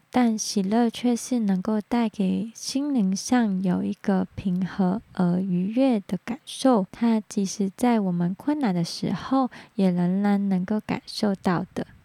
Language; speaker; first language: Chinese; non-native, local second language; Cantonese